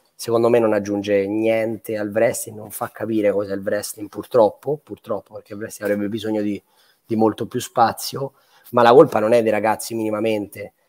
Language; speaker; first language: Italian; native; Italian